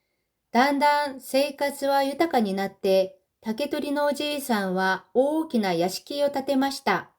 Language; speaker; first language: Japanese; non-native, fluent; Korean